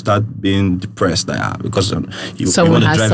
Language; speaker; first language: English; non-native, local second language; Yoruba